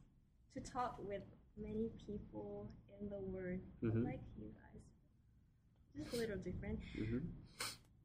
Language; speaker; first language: English; non-native, learner; Japanese